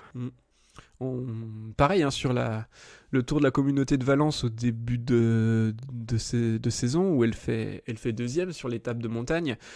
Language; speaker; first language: French; native; French